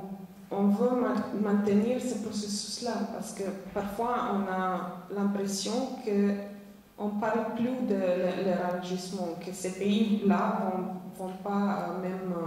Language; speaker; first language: French; non-native, fluent; Slovenian